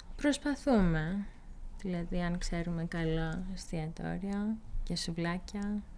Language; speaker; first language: Greek; early bilingual, heritage; Greek